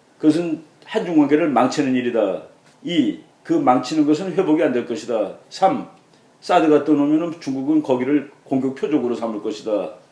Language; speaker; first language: Korean; native; Korean